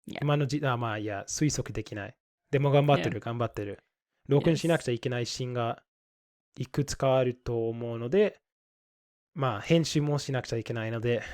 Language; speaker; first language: Japanese; non-native, fluent; English